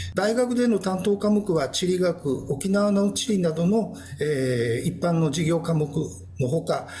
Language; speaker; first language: Japanese; native; Japanese